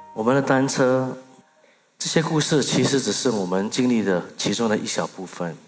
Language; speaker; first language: Chinese; early bilingual, other home language; Burmese